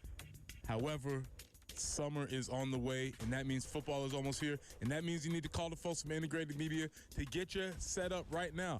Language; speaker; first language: English; native; English